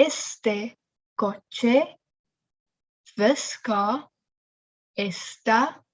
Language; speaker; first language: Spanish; non-native, fluent; English